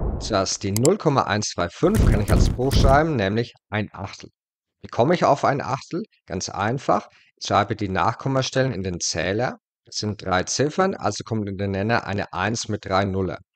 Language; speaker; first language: German; native; German